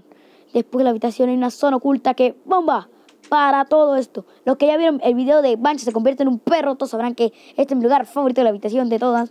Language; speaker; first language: Spanish; native; Spanish